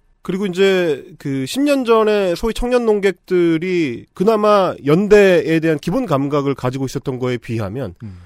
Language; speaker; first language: Korean; native; Korean